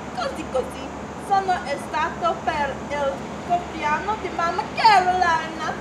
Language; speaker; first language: Italian; non-native, learner; English